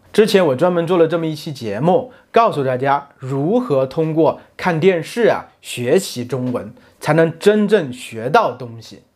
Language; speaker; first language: Chinese; native; Chinese